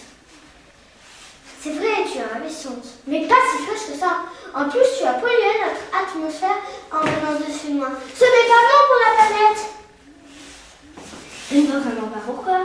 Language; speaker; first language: French; native; French